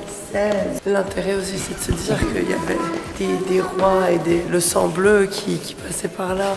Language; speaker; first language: French; native; French